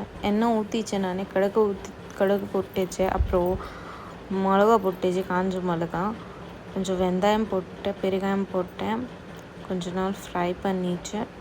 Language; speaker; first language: Tamil; non-native, learner; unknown